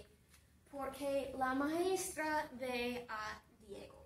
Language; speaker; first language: Spanish; non-native, fluent; English